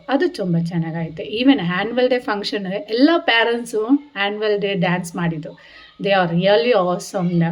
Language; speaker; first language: Kannada; non-native, local second language; Telugu